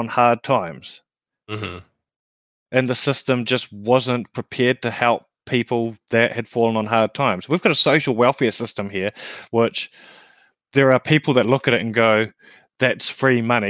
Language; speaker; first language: English; native; English